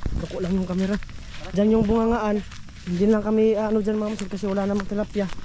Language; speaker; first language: Filipino; native; Filipino